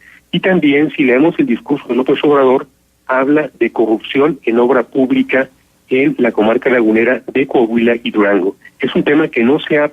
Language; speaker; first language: Spanish; native; Spanish